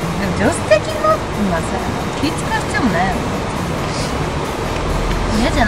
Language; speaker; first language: Japanese; native; Japanese